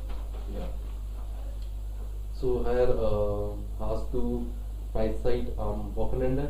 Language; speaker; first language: German; non-native, learner; Hindi